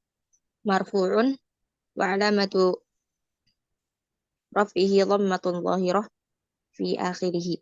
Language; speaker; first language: Arabic; non-native, learner; Indonesian